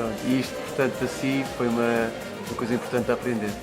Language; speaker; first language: Portuguese; native; Portuguese